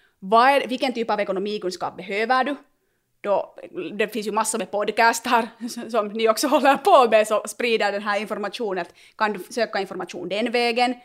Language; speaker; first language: Swedish; native; Swedish